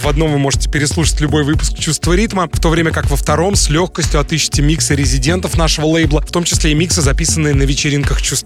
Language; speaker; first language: Russian; native; Russian